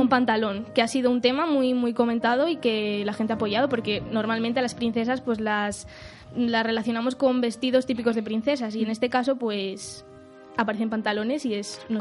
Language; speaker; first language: Spanish; native; Spanish